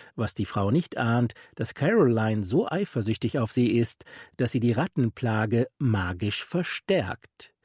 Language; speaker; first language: German; native; German